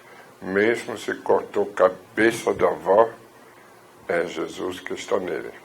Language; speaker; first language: Portuguese; non-native, fluent; German